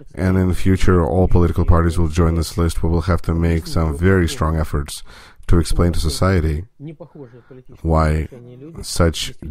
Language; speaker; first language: English; non-native, fluent; Russian